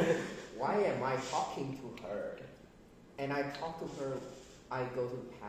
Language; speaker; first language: English; non-native, learner; Chinese